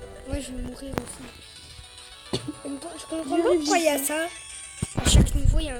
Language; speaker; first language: French; native; French